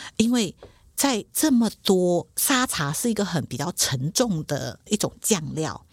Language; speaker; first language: Chinese; native; Chinese